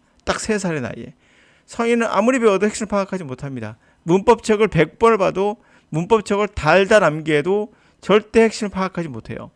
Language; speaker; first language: Korean; native; Korean